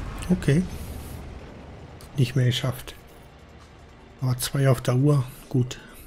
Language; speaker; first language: German; native; German